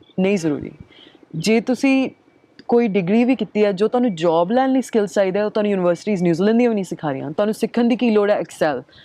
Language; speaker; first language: Punjabi; early bilingual, heritage; Punjabi